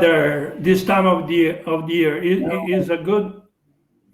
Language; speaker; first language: English; non-native, learner; Portuguese